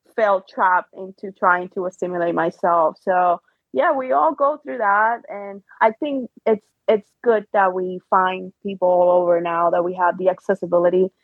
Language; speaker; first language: English; non-native, fluent; Spanish